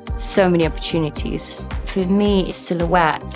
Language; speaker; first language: English; early bilingual, other home language; Latvian